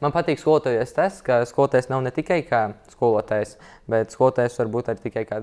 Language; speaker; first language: Latvian; non-native, local second language; Russian